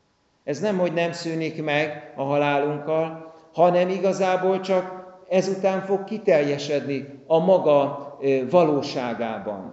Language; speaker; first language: Hungarian; native; Hungarian